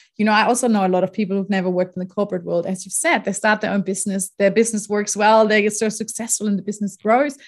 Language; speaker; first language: English; non-native, fluent; German